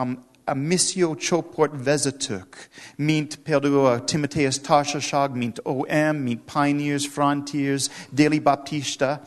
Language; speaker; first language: Hungarian; non-native, learner; English